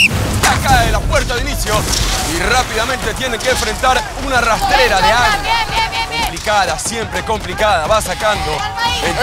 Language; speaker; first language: Spanish; native; Spanish